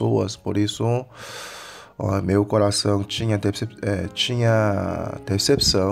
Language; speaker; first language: Portuguese; non-native, fluent; Korean